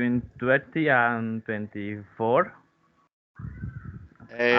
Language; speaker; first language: English; non-native, learner; Spanish